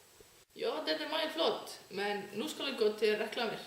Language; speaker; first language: Danish; non-native, learner; Icelandic